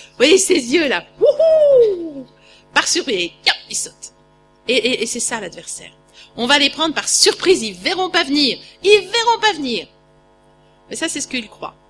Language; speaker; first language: French; native; French